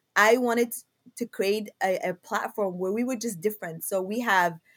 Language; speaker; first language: English; non-native, fluent; Somali